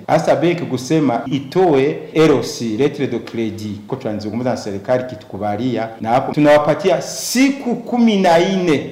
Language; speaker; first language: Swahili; non-native, local second language; Rundi